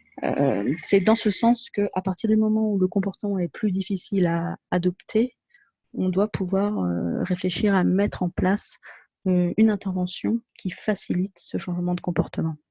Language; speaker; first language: French; native; French